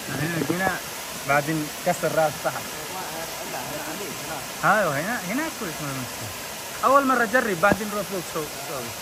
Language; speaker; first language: Arabic; non-native, learner; Bangla